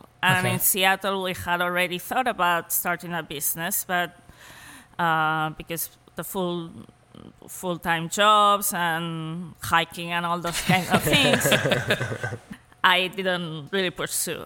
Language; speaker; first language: English; non-native, fluent; Spanish